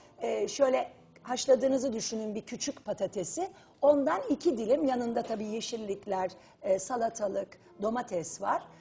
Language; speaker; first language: Turkish; native; Turkish